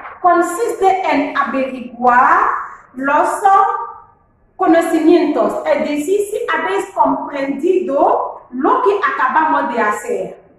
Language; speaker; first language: Spanish; non-native, fluent; French